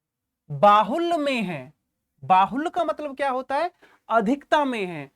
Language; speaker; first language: Hindi; native; Hindi